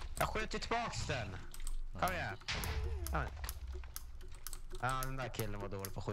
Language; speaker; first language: Swedish; native; Swedish